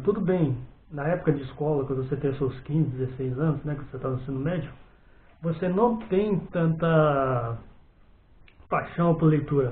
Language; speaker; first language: Portuguese; native; Portuguese